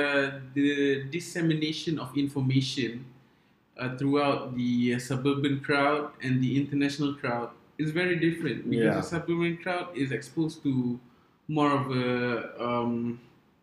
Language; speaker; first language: English; non-native, local second language; Malay